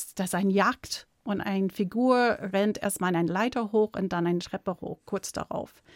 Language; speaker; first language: German; non-native, fluent; English